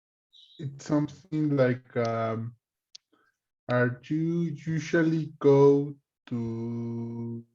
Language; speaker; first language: English; non-native, learner; Spanish